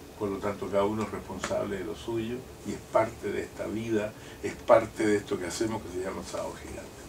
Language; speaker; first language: Spanish; non-native, local second language; German